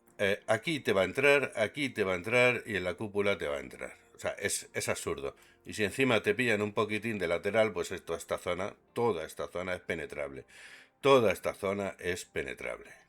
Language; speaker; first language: Spanish; native; Spanish